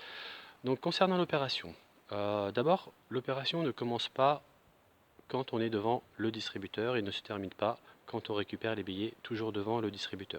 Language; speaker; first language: French; native; French